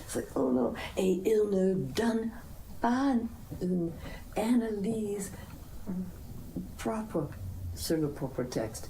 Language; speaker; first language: French; non-native, fluent; English